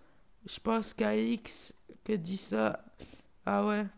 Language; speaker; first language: French; native; French